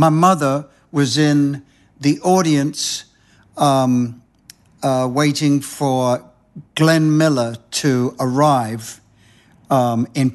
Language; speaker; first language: English; native; English